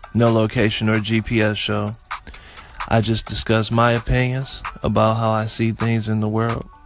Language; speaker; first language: English; native; English